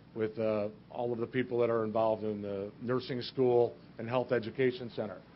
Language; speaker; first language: English; native; English